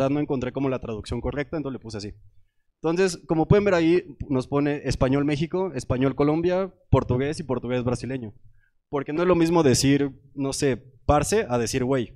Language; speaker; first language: Spanish; native; Spanish